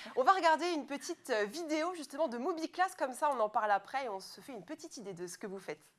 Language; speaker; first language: French; native; French